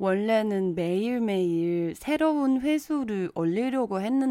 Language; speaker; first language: Korean; non-native, fluent; Chinese